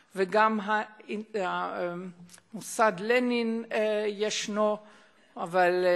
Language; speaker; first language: Hebrew; non-native, fluent; German